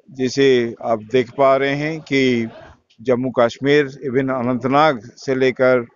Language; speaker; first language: Hindi; non-native, local second language; Odia